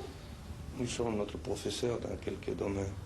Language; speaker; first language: French; non-native, fluent; Spanish